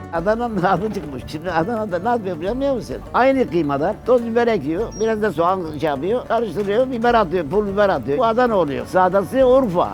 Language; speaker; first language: Turkish; native; Turkish